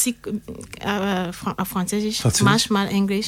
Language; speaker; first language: German; non-native, learner; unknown